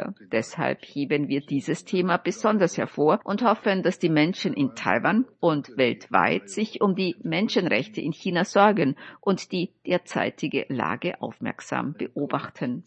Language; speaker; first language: German; native; German